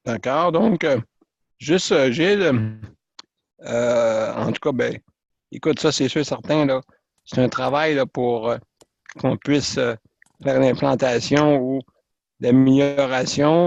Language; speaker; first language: French; native; French